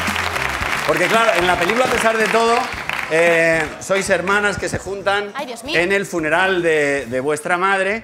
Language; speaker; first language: Spanish; native; Spanish